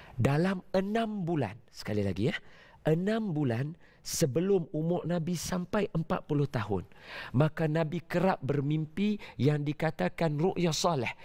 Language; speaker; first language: Malay; native; Malay